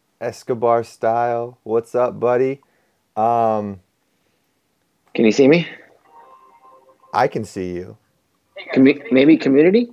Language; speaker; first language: English; native; English